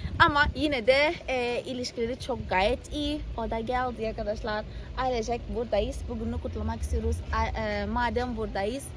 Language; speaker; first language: Turkish; early bilingual, heritage; Turkish